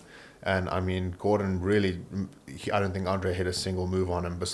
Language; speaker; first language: English; native; English